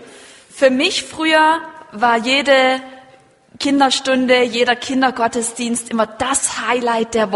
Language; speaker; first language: German; native; German